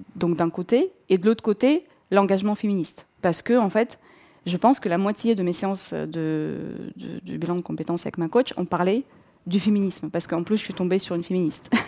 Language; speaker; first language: French; non-native, fluent; Russian